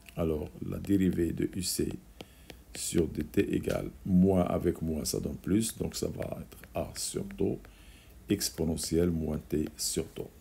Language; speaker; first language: French; non-native, local second language; Arabic